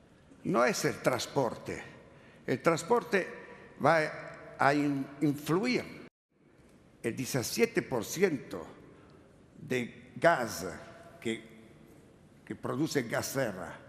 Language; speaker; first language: Spanish; non-native, learner; Italian